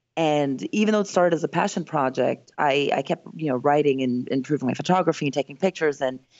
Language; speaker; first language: English; early bilingual, other home language; Greek